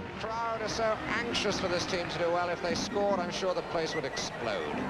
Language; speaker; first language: English; native; English